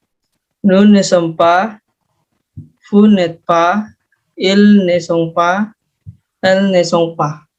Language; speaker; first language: French; non-native, learner; Indonesian